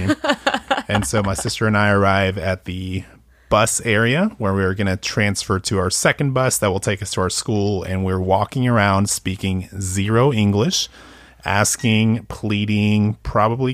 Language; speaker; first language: English; early bilingual, other home language; Spanish